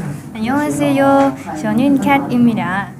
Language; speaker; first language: Korean; non-native, learner; Lao